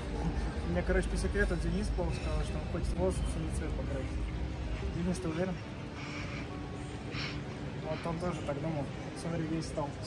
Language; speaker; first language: Russian; native; Russian